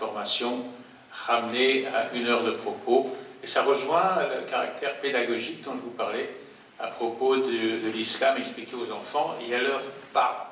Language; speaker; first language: French; native; French